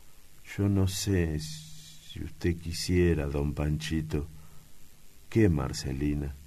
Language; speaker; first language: Spanish; native; Spanish